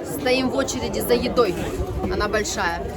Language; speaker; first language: Russian; native; Russian